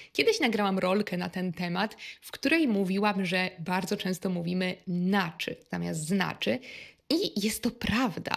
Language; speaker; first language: Polish; native; Polish